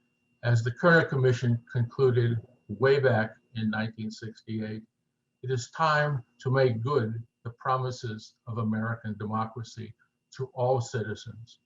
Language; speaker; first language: English; native; English